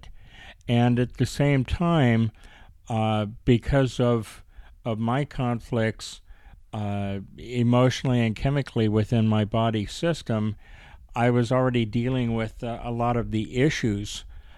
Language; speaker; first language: English; native; English